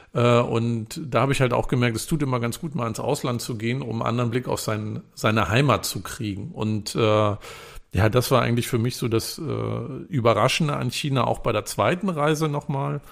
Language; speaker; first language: German; native; German